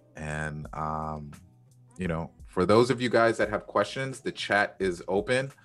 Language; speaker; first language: English; native; English